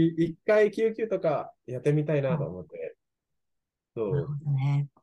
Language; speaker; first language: Japanese; non-native, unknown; Indonesian